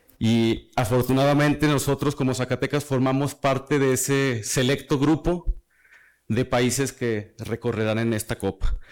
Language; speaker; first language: Spanish; native; Spanish